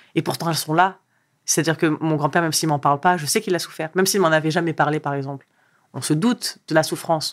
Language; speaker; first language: French; early bilingual, other home language; Arabic